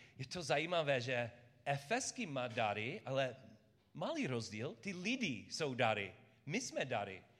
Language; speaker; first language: Czech; non-native, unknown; English